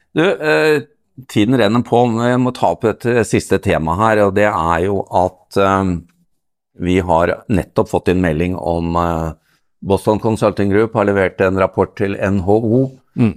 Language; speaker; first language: Norwegian; native; Norwegian